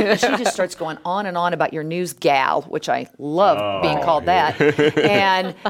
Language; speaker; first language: English; native; English